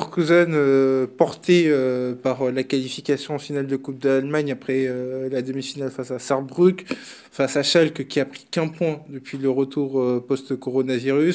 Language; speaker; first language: French; native; French